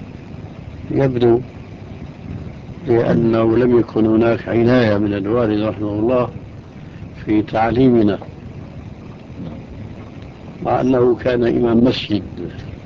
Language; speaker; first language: Arabic; native; Arabic